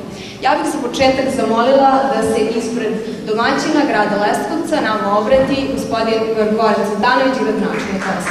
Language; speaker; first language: Serbian; native; Serbian